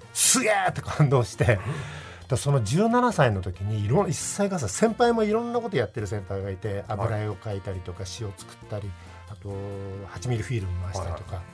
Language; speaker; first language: Japanese; native; Japanese